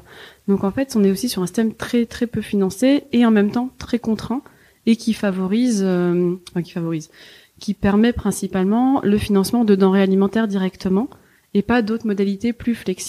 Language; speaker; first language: French; native; French